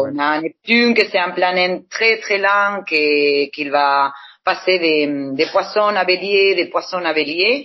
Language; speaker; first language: French; non-native, fluent; Spanish